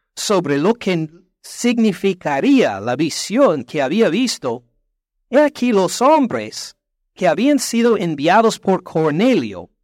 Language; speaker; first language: Spanish; non-native, fluent; English